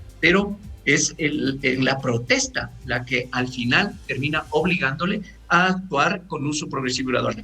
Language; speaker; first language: Spanish; native; Spanish